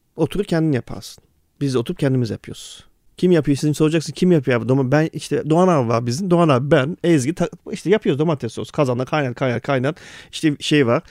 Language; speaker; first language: Turkish; early bilingual, heritage; Turkish